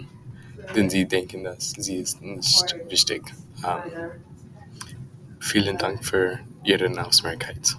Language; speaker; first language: German; non-native, learner; English